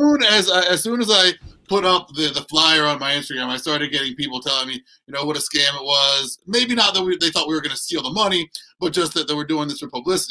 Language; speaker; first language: English; native; English